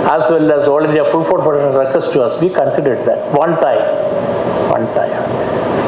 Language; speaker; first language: English; non-native, local second language; Malayalam